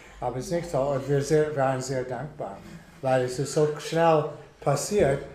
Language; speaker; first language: German; non-native, fluent; English